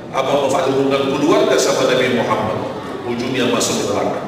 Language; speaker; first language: Indonesian; non-native, fluent; Arabic